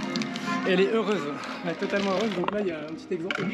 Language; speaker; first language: French; native; French